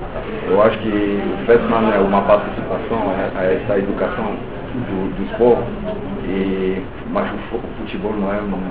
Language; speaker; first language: Portuguese; non-native, local second language; French